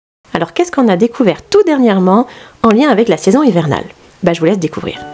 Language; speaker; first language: French; native; French